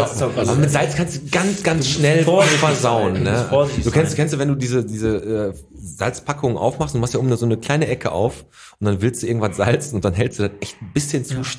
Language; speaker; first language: German; native; German